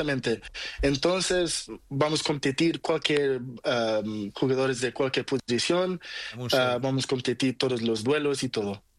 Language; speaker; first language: Spanish; non-native, learner; Portuguese